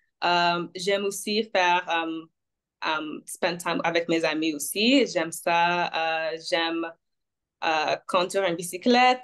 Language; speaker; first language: French; non-native, local second language; English